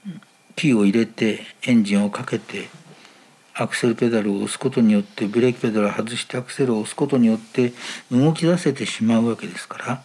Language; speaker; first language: Japanese; native; Japanese